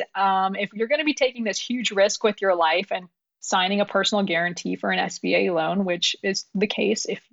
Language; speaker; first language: English; early bilingual, other home language; Urdu